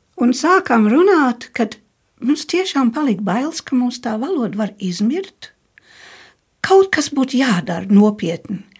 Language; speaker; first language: Latvian; early bilingual, heritage; Latvian